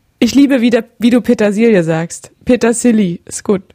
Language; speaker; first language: German; native; German